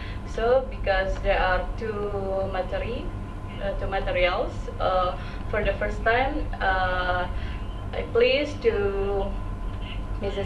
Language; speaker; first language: English; non-native, local second language; Indonesian